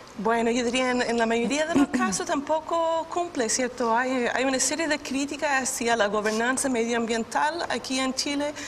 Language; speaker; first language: Spanish; non-native, fluent; English